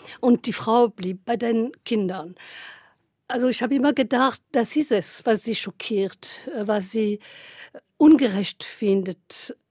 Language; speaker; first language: German; non-native, fluent; French